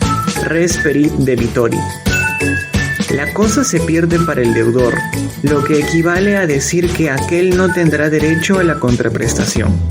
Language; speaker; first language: Spanish; native; Spanish